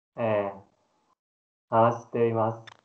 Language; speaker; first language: Japanese; non-native, learner; Chinese